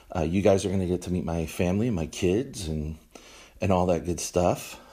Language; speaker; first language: English; native; English